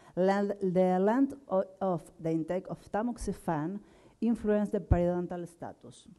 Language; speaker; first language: English; non-native, learner; Spanish